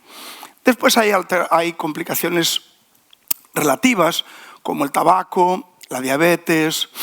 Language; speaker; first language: Spanish; native; Spanish